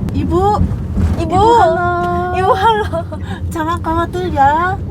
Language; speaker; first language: Korean; non-native, fluent; Indonesian